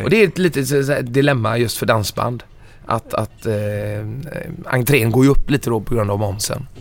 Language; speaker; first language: Swedish; native; Swedish